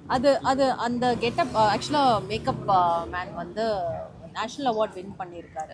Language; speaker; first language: Tamil; native; Tamil